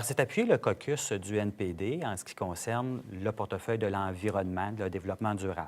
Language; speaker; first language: French; native; French